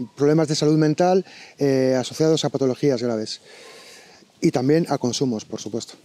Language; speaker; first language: Spanish; native; Spanish